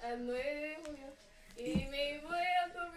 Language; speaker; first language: Spanish; non-native, learner; English